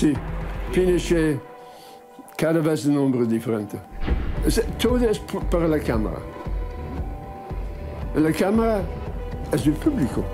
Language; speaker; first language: Spanish; non-native, learner; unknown